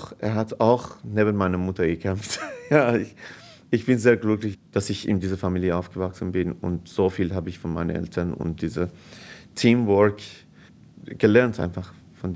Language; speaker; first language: German; non-native, fluent; Persian